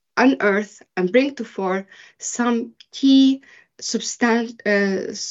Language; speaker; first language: English; early bilingual, other home language; Arabic